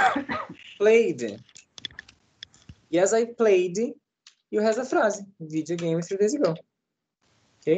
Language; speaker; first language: English; non-native, learner; Portuguese